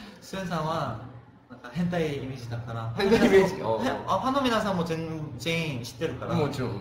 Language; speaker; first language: Japanese; non-native, fluent; Korean